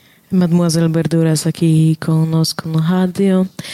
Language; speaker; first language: Portuguese; non-native, fluent; Polish